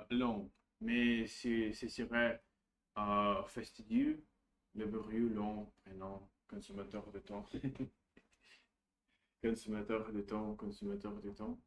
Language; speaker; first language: French; non-native, learner; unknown